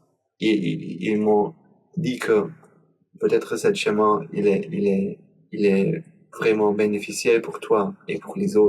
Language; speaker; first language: French; non-native, learner; German